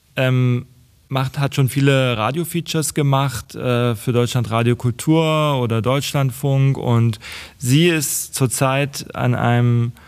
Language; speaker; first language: German; non-native, local second language; Upper Sorbian